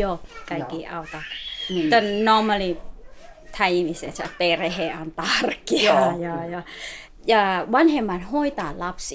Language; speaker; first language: Finnish; non-native, learner; Thai